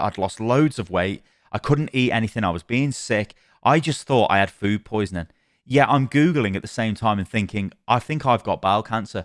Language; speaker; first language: English; native; English